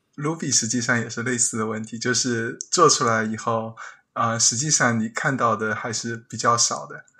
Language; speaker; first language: Chinese; native; Chinese